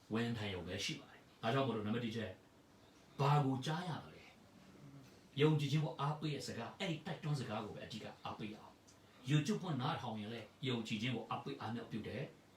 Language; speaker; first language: Burmese; non-native, local second language; Tedim Chin